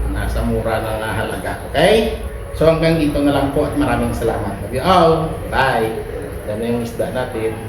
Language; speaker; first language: Filipino; non-native, local second language; Hiligaynon